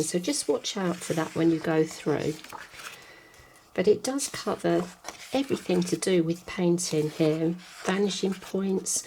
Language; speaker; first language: English; native; English